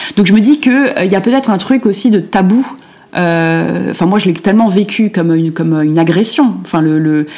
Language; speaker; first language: French; early bilingual, other home language; German